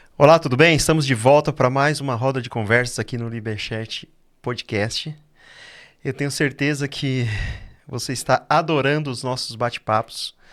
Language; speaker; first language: Portuguese; native; Portuguese